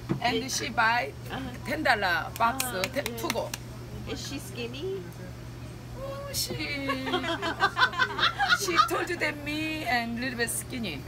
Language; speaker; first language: English; non-native, learner; Korean